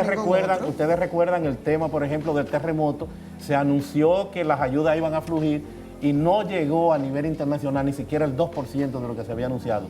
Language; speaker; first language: Spanish; native; Spanish